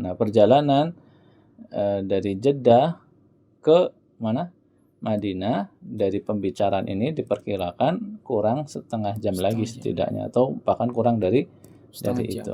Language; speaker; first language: Indonesian; native; Indonesian